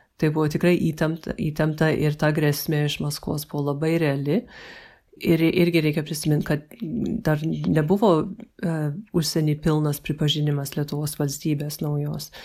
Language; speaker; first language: Lithuanian; early bilingual, heritage; Lithuanian